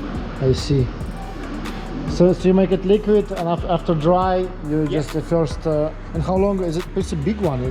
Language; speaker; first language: English; non-native, learner; Russian